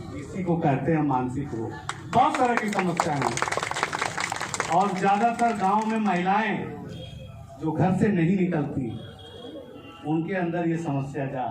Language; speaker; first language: Hindi; native; Hindi